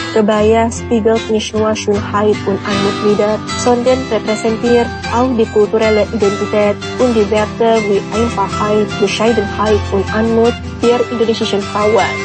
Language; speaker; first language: German; non-native, fluent; Indonesian